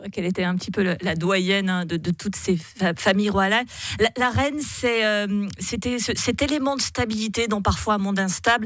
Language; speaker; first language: French; native; French